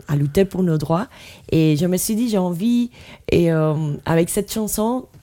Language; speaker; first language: French; non-native, fluent; Spanish